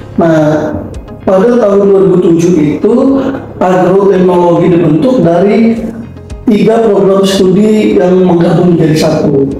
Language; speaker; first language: Indonesian; native; Indonesian